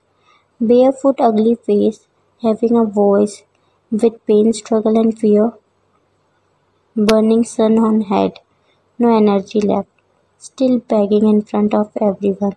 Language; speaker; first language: English; non-native, local second language; Hindi